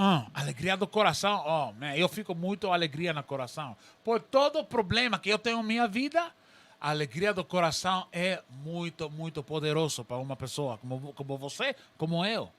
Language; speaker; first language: Portuguese; non-native, learner; Spanish